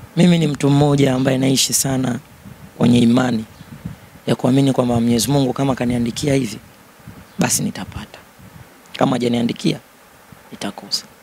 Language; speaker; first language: Swahili; native; Swahili